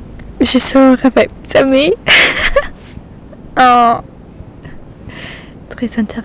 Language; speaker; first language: French; non-native, learner; English